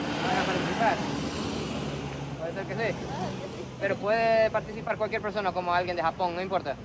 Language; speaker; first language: Spanish; non-native, fluent; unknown